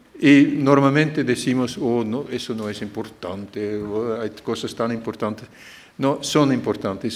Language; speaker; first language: Spanish; non-native, fluent; Dutch